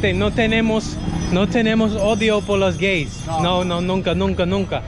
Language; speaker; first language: Spanish; non-native, learner; English